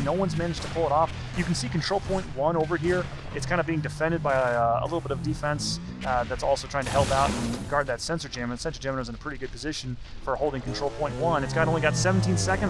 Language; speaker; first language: English; native; English